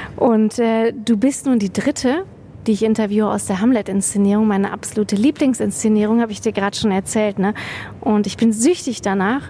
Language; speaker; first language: German; native; German